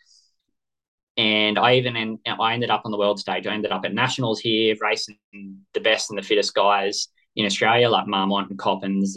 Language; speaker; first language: English; native; English